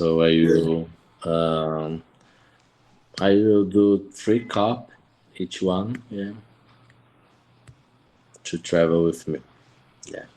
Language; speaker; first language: English; non-native, learner; Portuguese